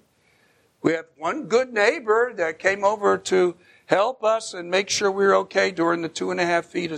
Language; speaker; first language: English; native; English